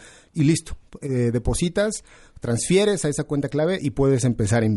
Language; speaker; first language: Spanish; native; Spanish